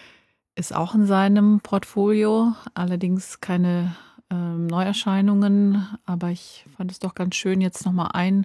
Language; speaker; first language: German; native; German